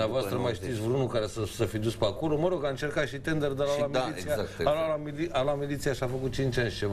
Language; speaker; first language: Romanian; native; Romanian